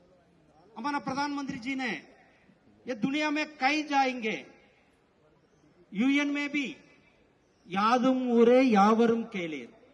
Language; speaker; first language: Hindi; non-native, local second language; Tamil